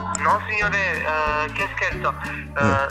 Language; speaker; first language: Italian; non-native, local second language; Albanian